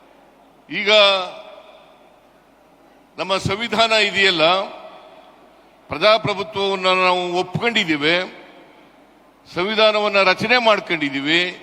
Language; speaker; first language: Kannada; native; Kannada